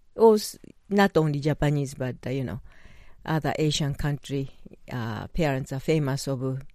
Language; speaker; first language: English; non-native, fluent; Japanese